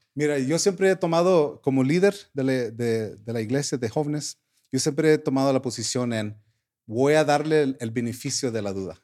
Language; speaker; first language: Spanish; early bilingual, heritage; Spanish